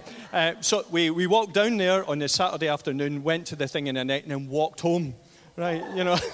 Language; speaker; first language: English; native; English